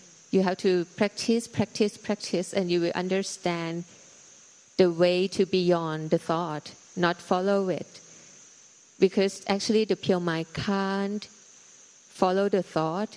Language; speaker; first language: English; non-native, fluent; Thai